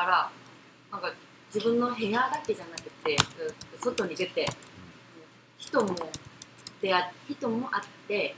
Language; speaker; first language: Japanese; non-native, fluent; Korean